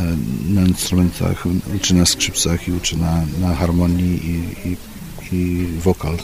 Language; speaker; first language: Polish; early bilingual, heritage; Polish